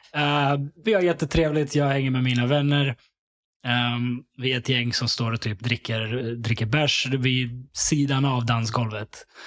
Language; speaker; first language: Swedish; early bilingual, other home language; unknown